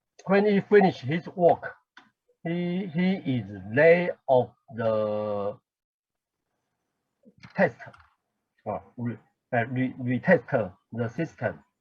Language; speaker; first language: English; non-native, learner; Chinese